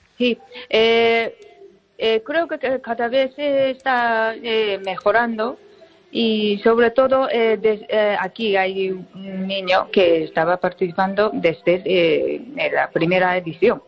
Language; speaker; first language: Spanish; non-native, learner; Japanese